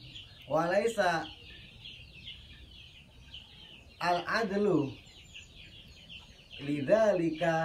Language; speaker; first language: Arabic; non-native, learner; Indonesian